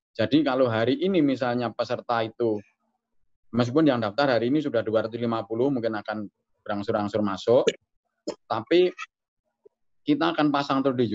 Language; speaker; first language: Indonesian; native; Indonesian